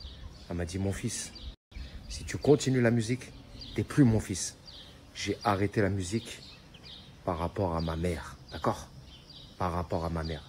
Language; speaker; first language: French; native; French